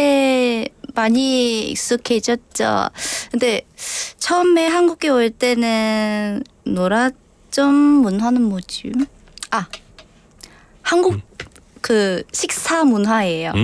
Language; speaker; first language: Korean; non-native, learner; Vietnamese